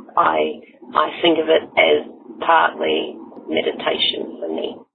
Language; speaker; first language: English; native; English